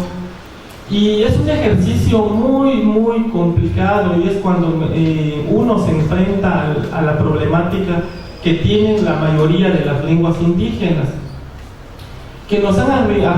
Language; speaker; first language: Spanish; non-native, local second language; Zapotec